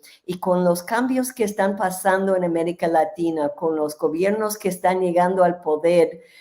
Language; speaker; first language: Spanish; non-native, fluent; English